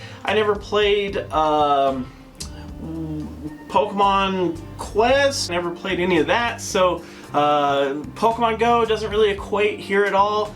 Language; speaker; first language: English; native; English